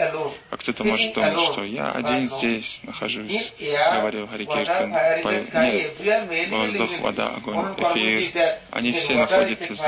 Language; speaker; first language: Russian; non-native, learner; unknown